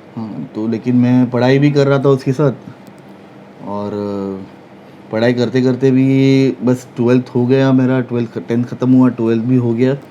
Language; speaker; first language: Hindi; non-native, local second language; Marathi